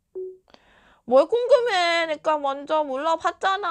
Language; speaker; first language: Korean; non-native, fluent; Thai